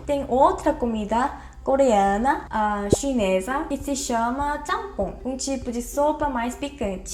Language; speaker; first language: Portuguese; non-native, fluent; Korean